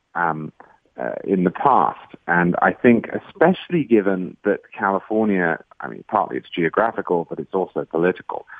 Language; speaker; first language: English; native; English